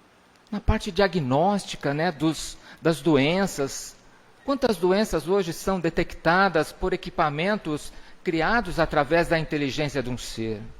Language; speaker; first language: Portuguese; native; Portuguese